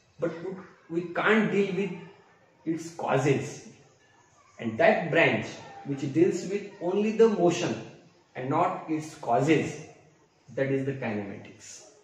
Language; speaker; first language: English; non-native, local second language; Marathi